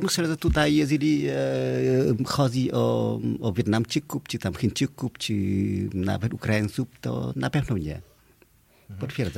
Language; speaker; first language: Polish; non-native, fluent; Vietnamese